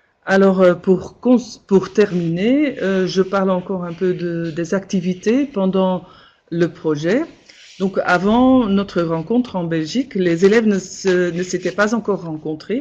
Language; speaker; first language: French; non-native, local second language; Dutch